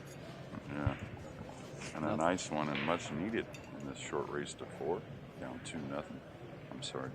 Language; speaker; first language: English; native; English